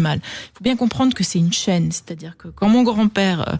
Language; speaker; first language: French; native; French